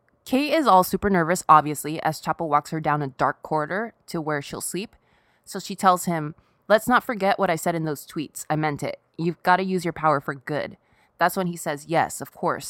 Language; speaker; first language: English; native; English